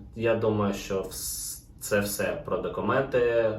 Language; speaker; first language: Ukrainian; non-native, local second language; Russian